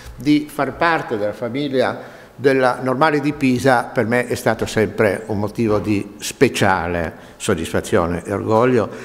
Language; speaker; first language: Italian; native; Italian